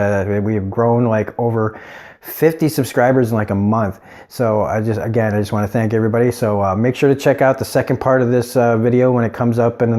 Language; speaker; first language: English; native; English